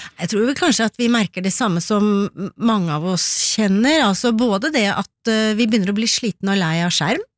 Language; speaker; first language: Norwegian; native; Norwegian